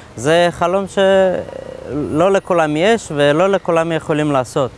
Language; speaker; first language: Hebrew; non-native, fluent; Portuguese